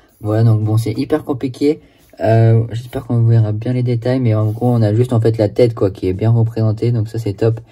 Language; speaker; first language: French; native; French